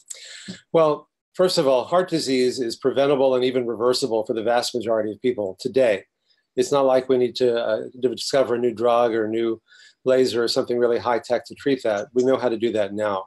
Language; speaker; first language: English; native; English